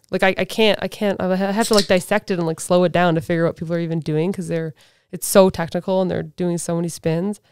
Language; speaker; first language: English; native; English